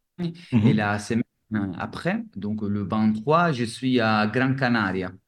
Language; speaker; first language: French; non-native, fluent; Italian